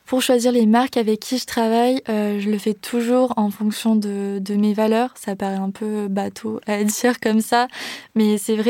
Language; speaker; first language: French; native; French